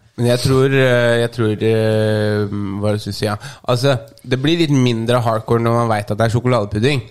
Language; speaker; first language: Norwegian; native; Norwegian